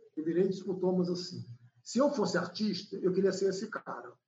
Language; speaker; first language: Portuguese; native; Portuguese